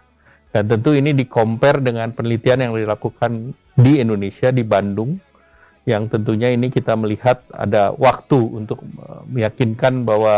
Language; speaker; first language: Indonesian; native; Indonesian